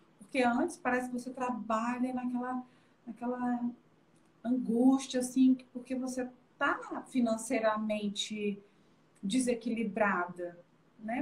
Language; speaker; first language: Portuguese; native; Portuguese